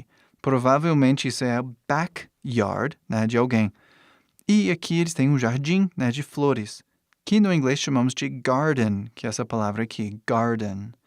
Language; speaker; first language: Portuguese; non-native, fluent; English